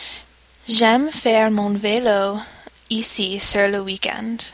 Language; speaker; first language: French; non-native, learner; English